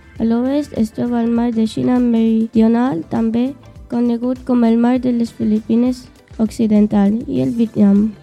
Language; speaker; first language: Catalan; early bilingual, other home language; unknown